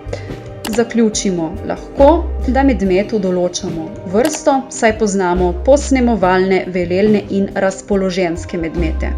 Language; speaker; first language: Slovenian; native; Slovenian